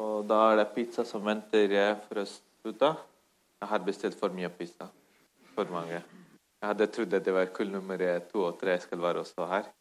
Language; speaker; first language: Norwegian; non-native, fluent; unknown